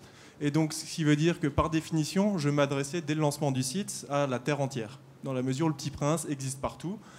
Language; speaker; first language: French; native; French